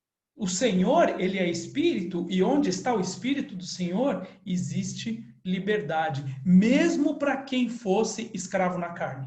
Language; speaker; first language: Portuguese; native; Portuguese